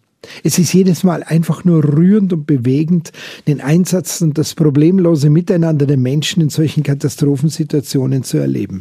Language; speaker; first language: German; native; German